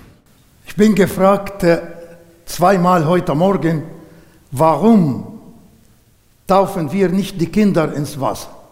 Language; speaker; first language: German; non-native, learner; Arabic